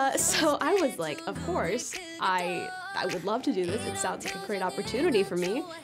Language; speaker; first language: English; native; English